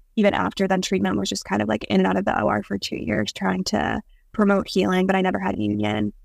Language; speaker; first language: English; native; English